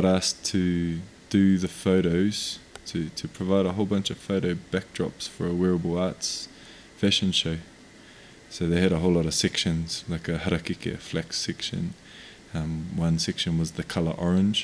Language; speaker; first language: English; non-native, local second language; Māori